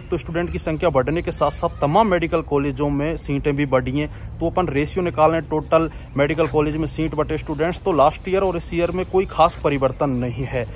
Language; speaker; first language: Hindi; native; Hindi